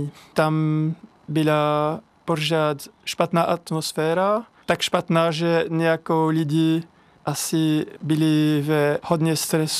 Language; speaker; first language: Czech; non-native, learner; French